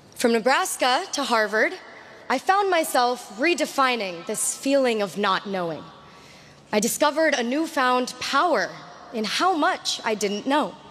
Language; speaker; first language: English; native; English